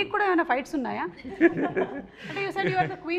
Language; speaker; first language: Telugu; native; Telugu